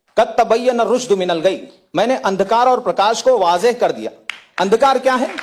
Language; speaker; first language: Hindi; native; Hindi